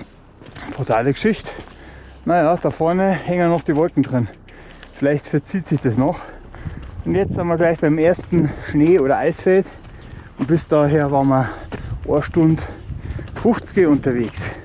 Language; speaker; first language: German; native; German